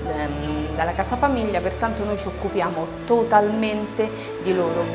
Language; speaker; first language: Italian; native; Italian